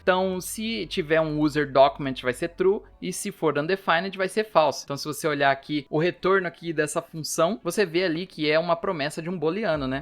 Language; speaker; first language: Portuguese; native; Portuguese